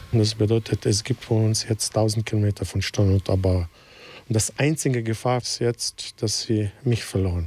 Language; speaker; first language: German; non-native, learner; Slovenian